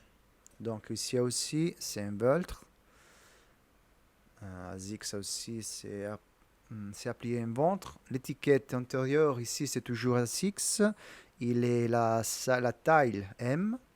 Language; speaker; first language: French; non-native, learner; Italian